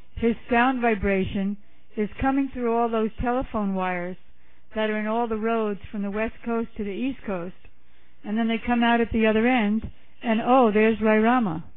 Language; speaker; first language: English; native; English